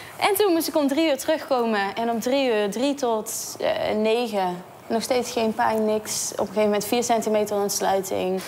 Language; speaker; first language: Dutch; native; Dutch